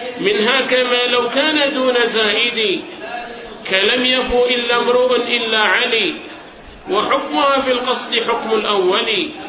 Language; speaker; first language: Arabic; native; Arabic